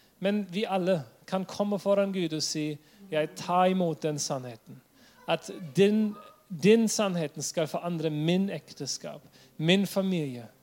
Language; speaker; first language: Norwegian; non-native, fluent; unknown